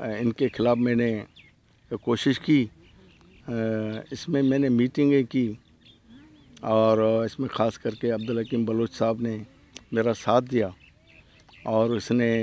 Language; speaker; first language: Urdu; non-native, local second language; Baluchi